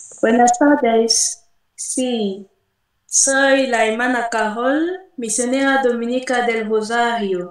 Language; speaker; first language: Spanish; non-native, fluent; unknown